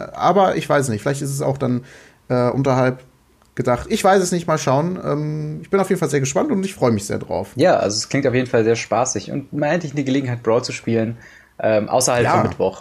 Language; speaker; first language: German; native; German